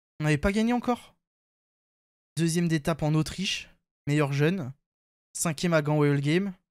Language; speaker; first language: French; native; French